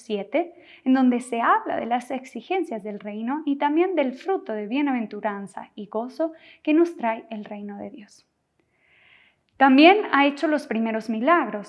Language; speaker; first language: Spanish; native; Spanish